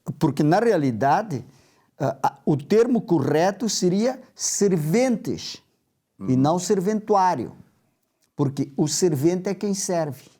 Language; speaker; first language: Portuguese; native; Portuguese